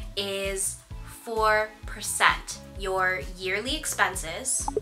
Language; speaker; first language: English; native; English